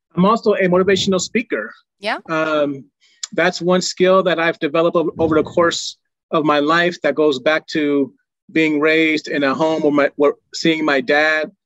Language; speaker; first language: English; native; English